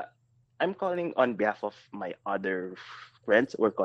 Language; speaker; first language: English; non-native, local second language; Filipino